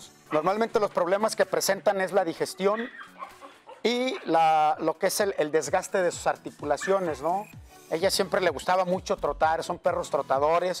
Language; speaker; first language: Spanish; native; Spanish